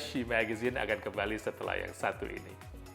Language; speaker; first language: Indonesian; native; Indonesian